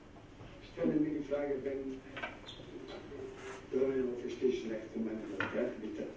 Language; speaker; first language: German; non-native, learner; Italian